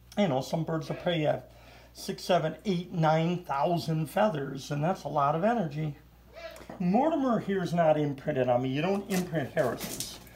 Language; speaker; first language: English; native; English